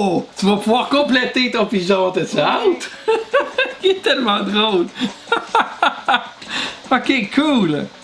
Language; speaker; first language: French; native; French